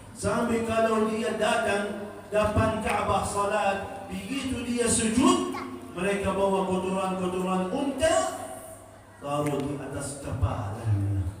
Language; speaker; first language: Malay; non-native, fluent; Arabic